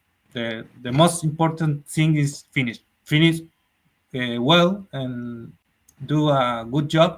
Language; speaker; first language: English; non-native, learner; Spanish